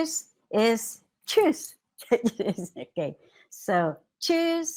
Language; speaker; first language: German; non-native, fluent; Filipino